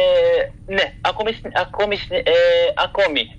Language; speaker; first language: Greek; non-native, fluent; Japanese